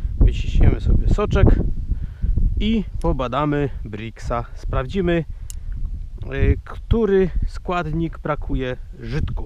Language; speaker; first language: Polish; native; Polish